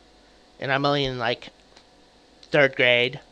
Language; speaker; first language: English; native; English